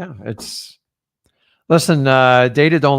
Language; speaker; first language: English; native; English